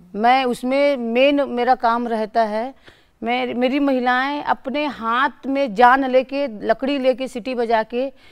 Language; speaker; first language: Hindi; native; Hindi